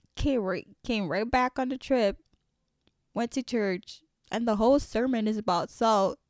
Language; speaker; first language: English; early bilingual, other home language; French